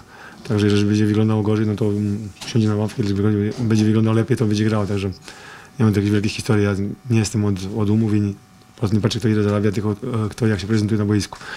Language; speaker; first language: Polish; non-native, fluent; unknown